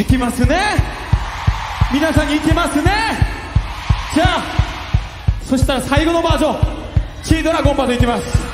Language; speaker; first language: Japanese; non-native, fluent; Korean